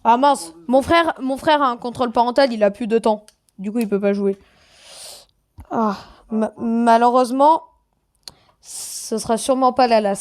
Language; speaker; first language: French; native; French